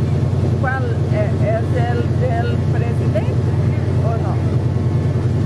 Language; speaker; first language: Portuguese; non-native, learner; Spanish